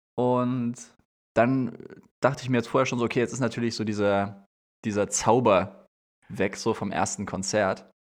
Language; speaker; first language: German; native; German